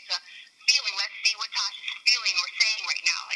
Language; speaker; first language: English; native; English